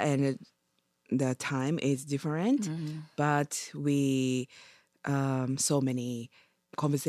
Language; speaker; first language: English; non-native, learner; Japanese